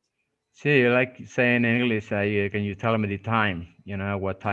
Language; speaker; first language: English; non-native, fluent; Spanish